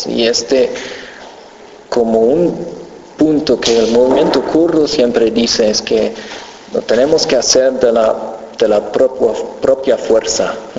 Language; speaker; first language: Spanish; non-native, fluent; German